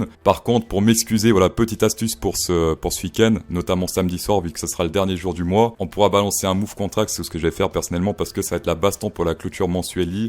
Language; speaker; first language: French; native; French